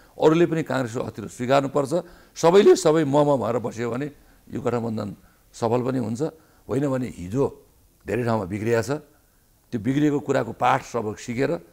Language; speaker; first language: Nepali; native; Nepali